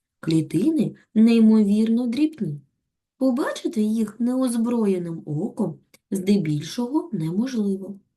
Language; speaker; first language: Ukrainian; native; Ukrainian